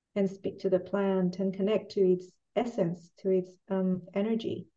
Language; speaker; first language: English; non-native, fluent; Spanish